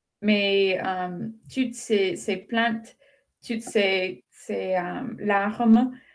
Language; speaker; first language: French; non-native, fluent; English